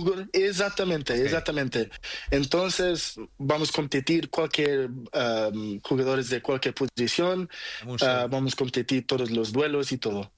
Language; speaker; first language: Spanish; non-native, learner; Portuguese